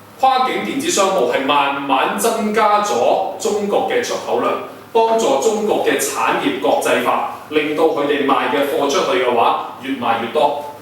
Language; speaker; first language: Cantonese; early bilingual, heritage; Cantonese